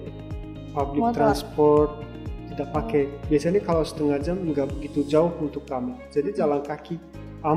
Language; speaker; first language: Indonesian; non-native, fluent; Turkmen